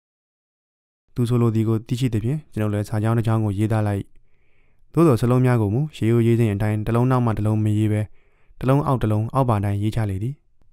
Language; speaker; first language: Burmese; native; Burmese